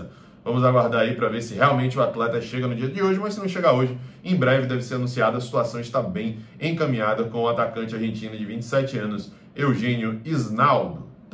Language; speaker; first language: Portuguese; native; Portuguese